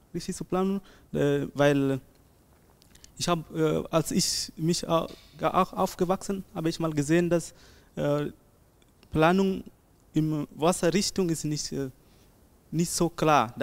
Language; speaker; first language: German; non-native, learner; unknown